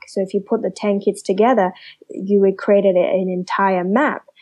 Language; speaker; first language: English; early bilingual, other home language; Chinese